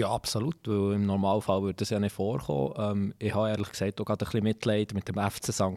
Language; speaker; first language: German; native; German